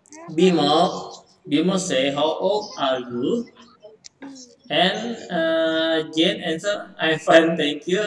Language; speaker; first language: English; non-native, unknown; Indonesian